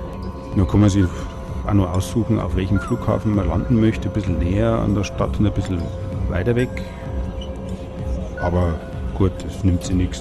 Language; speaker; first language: German; native; German